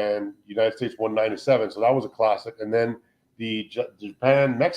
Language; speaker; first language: English; native; English